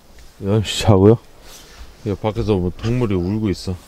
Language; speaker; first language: Korean; native; Korean